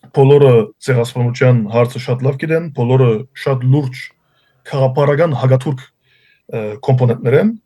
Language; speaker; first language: Armenian; early bilingual, heritage; Armenian